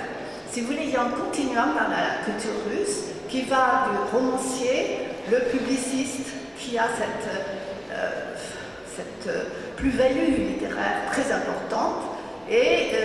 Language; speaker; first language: French; native; French